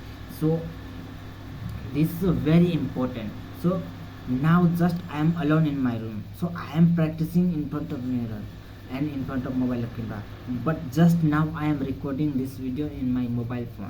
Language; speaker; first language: English; non-native, learner; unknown